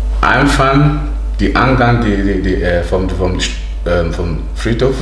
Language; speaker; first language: German; non-native, learner; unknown